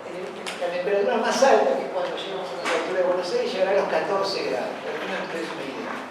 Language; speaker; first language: Spanish; native; Spanish